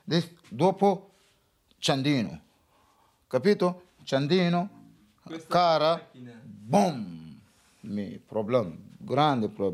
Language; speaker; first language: Italian; non-native, learner; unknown